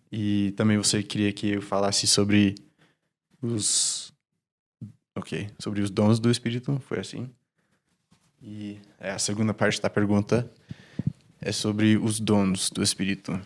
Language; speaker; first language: Portuguese; non-native, fluent; English